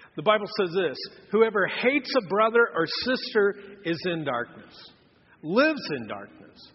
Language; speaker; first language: English; native; English